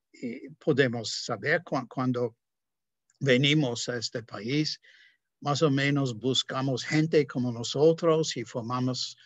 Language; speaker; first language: Spanish; non-native, fluent; English